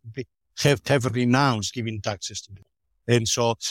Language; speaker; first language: English; non-native, fluent; Spanish